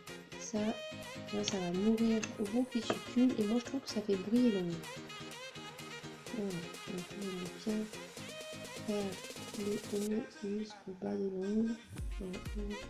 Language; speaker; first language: French; native; French